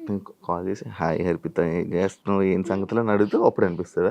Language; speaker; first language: Telugu; native; Telugu